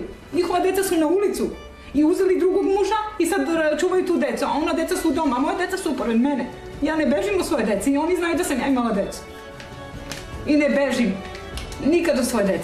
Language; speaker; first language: Serbian; native; Serbian